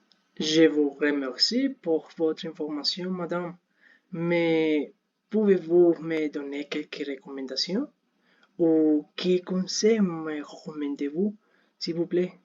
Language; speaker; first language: French; non-native, learner; Spanish